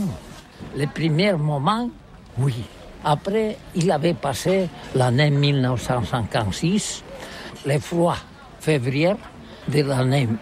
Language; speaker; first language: French; non-native, learner; Catalan